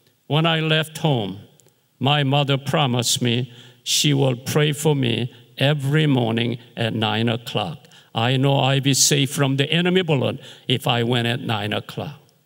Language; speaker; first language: English; non-native, fluent; Korean